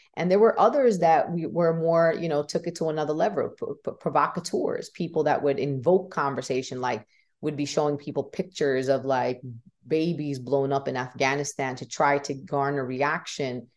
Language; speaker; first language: English; native; English